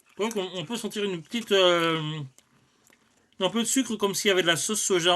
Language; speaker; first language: French; native; French